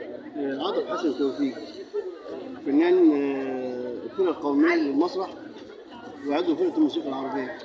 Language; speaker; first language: Arabic; native; Arabic